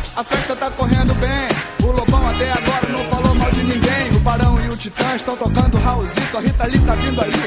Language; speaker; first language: French; non-native, fluent; Portuguese